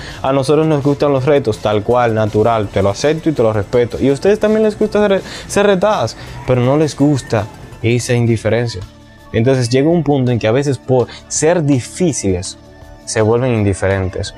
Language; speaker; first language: Spanish; native; Spanish